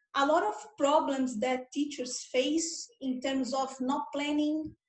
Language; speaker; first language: English; non-native, fluent; Portuguese